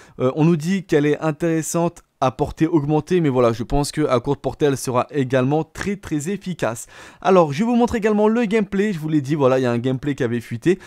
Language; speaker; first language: French; native; French